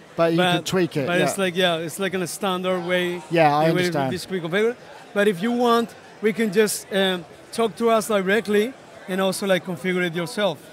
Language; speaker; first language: English; non-native, fluent; Spanish